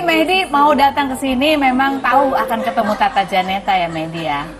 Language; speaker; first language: Indonesian; native; Indonesian